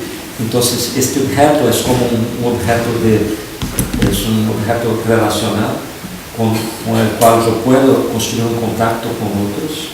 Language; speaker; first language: Spanish; non-native, fluent; Portuguese